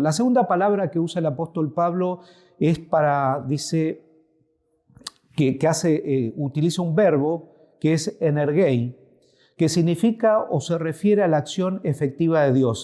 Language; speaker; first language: Spanish; native; Spanish